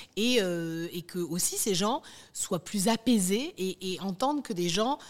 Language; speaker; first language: French; native; French